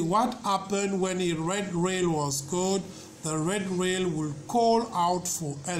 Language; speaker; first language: English; non-native, local second language; Morisyen